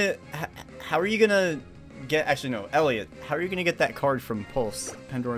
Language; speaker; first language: English; native; English